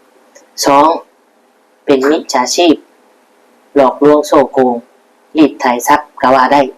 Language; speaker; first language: Thai; non-native, local second language; Northeastern Thai